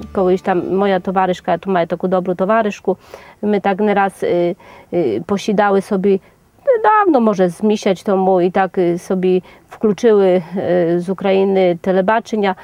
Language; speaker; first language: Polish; non-native, local second language; Ukrainian